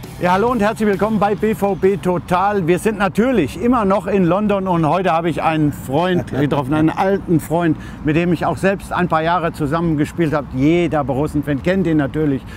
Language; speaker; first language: German; native; German